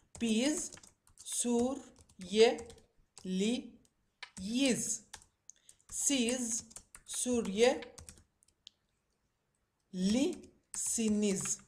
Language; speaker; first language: Turkish; non-native, fluent; Arabic